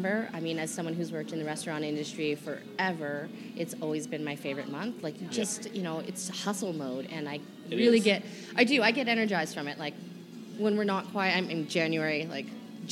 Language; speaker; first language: English; native; English